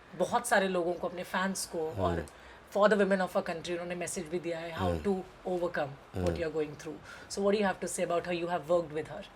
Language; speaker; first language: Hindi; native; Hindi